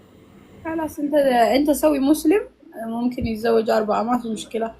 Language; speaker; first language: Arabic; non-native, learner; Amharic